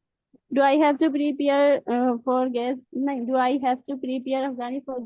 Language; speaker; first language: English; non-native, learner; Hindi